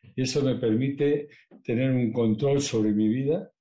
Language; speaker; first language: Spanish; native; Spanish